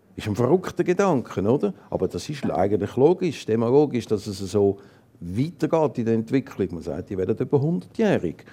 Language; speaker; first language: German; native; German